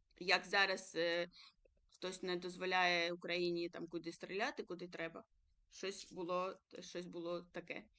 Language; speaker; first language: Ukrainian; early bilingual, other home language; Georgian